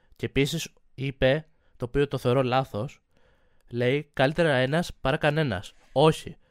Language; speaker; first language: Greek; native; Greek